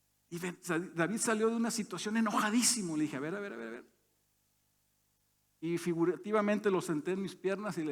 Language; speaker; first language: Spanish; native; Spanish